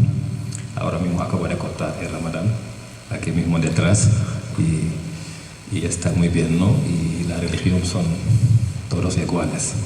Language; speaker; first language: Spanish; non-native, fluent; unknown